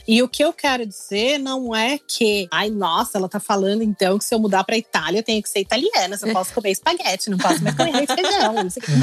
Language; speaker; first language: Portuguese; native; Portuguese